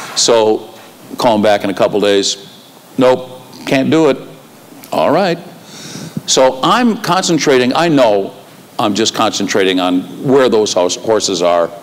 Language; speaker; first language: English; native; English